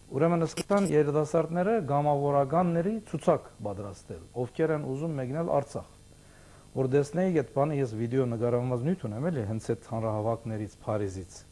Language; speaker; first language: Armenian; early bilingual, heritage; Armenian